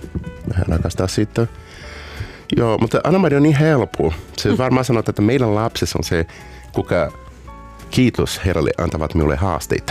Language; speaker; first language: Finnish; non-native, fluent; Portuguese